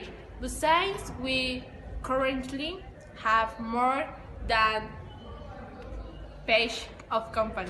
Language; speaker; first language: English; non-native, learner; Spanish